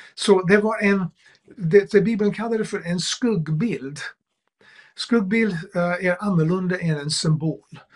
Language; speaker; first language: Swedish; non-native, fluent; English